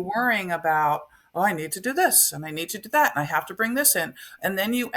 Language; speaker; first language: English; native; English